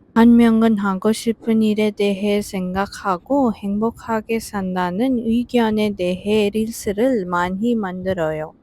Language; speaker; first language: Korean; non-native, fluent; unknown